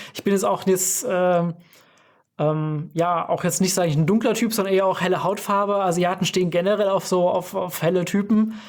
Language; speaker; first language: German; native; German